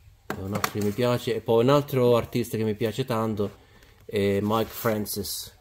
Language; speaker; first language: Italian; early bilingual, heritage; Italian